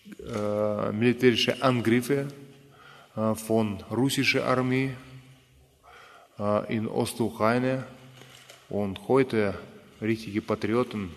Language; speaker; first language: German; non-native, fluent; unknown